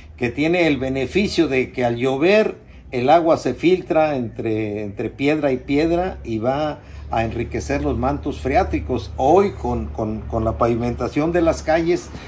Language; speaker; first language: Spanish; native; Spanish